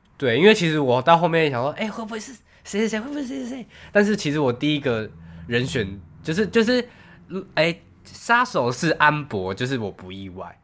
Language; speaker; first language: Chinese; native; Chinese